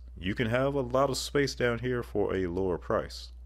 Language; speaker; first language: English; native; English